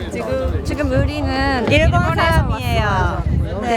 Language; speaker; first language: Korean; non-native, learner; Japanese